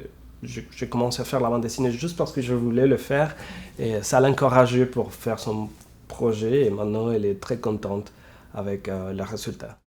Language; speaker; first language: French; non-native, fluent; Spanish